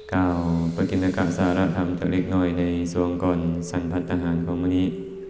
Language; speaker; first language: Thai; non-native, local second language; Northeastern Thai